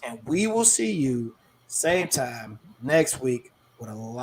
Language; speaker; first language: English; native; English